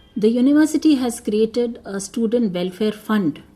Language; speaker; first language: English; non-native, local second language; Hindi